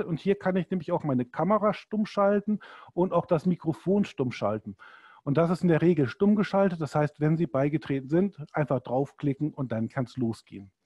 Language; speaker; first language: German; native; German